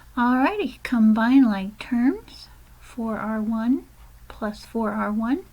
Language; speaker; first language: English; native; English